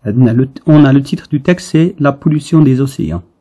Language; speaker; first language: French; non-native, local second language; Arabic